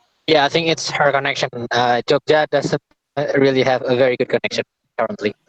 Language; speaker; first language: English; non-native, fluent; Indonesian